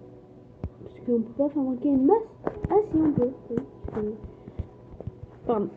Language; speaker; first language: French; native; French